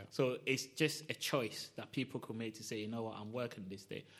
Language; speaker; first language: English; non-native, local second language; Akan